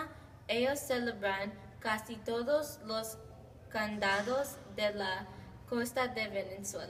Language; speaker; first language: Spanish; non-native, learner; English